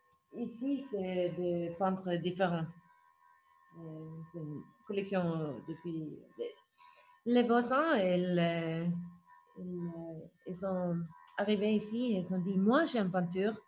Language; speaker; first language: French; non-native, fluent; Norwegian